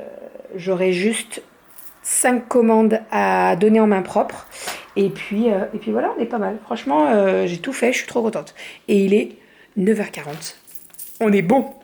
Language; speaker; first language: French; native; French